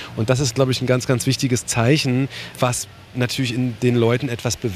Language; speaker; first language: German; native; German